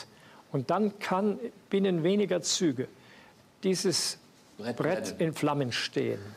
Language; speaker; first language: German; native; German